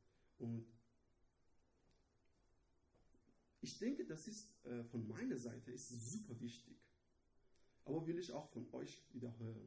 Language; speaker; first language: German; non-native, learner; Persian